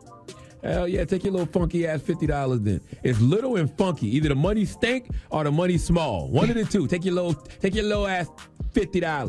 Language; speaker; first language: English; native; English